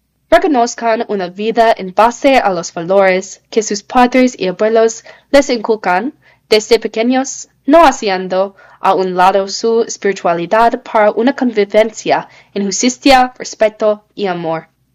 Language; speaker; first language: Spanish; non-native, learner; English